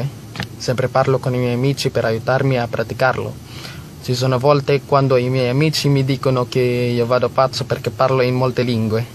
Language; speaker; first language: Italian; non-native, learner; Filipino